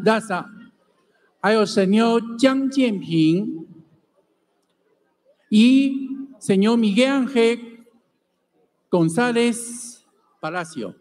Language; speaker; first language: Spanish; non-native, fluent; Chinese